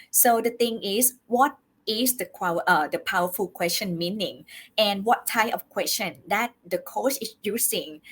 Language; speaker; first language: English; non-native, fluent; Thai